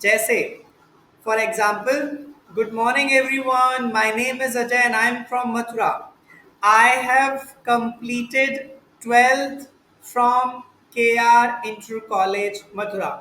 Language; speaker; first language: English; non-native, local second language; Hindi